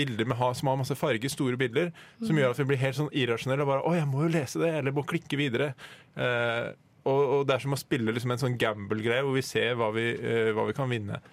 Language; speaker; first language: Norwegian; native; Norwegian